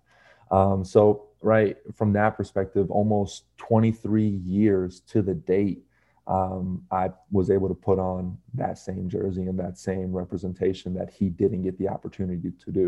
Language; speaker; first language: English; native; English